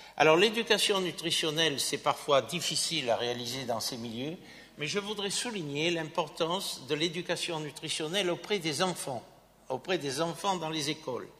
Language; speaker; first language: French; native; French